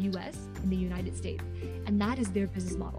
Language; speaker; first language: English; non-native, local second language; Cantonese